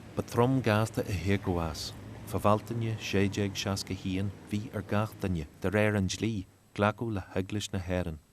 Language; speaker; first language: Irish; native; Irish